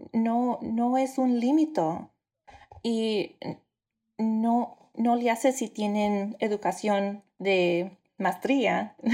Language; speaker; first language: Spanish; early bilingual, heritage; Spanish